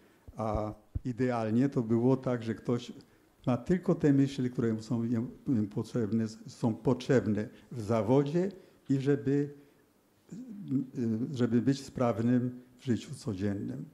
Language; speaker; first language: Polish; early bilingual, heritage; Polish